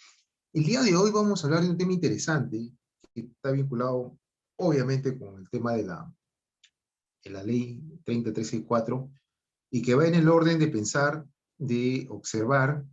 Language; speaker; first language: Spanish; native; Spanish